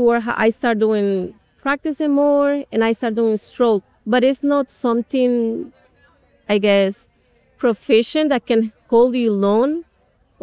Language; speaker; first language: English; non-native, fluent; Spanish